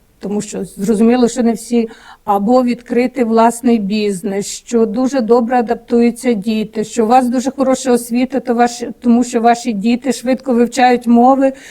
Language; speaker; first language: Ukrainian; native; Ukrainian